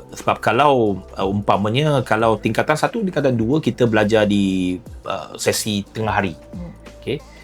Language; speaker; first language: Malay; non-native, local second language; Chinese